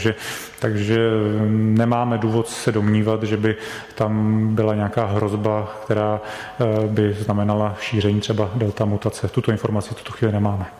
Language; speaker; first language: Czech; native; Czech